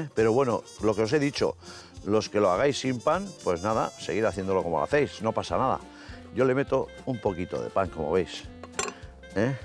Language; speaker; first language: Spanish; native; Spanish